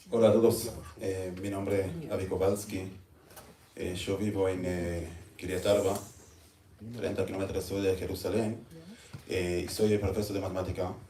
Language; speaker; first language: Spanish; non-native, learner; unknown